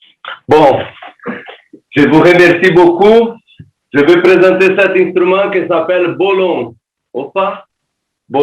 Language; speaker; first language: French; non-native, learner; Portuguese